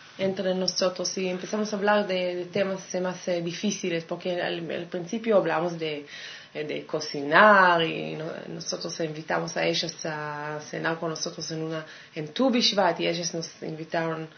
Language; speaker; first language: Spanish; non-native, fluent; Hebrew